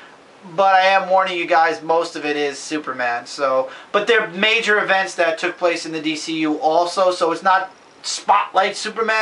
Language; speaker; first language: English; native; English